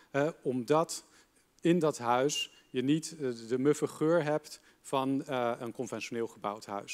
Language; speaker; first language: Dutch; native; Dutch